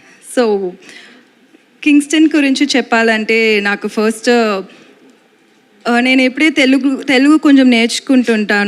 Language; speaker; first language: Telugu; non-native, learner; Tamil